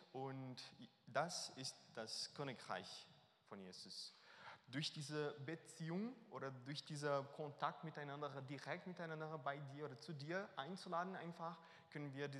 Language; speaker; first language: German; non-native, learner; Portuguese